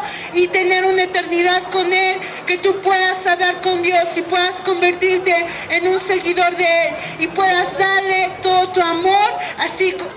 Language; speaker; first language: Spanish; native; Spanish